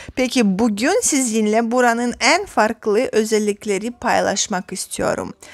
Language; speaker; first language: Turkish; non-native, fluent; Russian